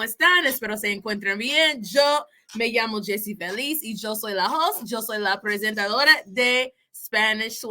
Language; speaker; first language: Spanish; non-native, fluent; English